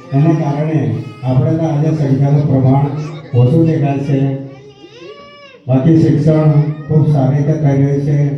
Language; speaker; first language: Gujarati; native; Gujarati